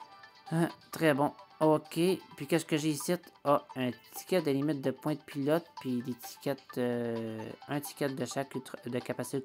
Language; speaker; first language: French; native; French